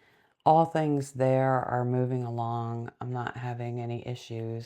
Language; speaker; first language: English; native; English